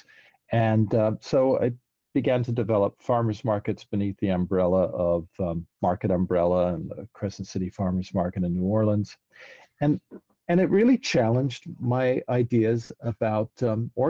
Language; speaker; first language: English; native; English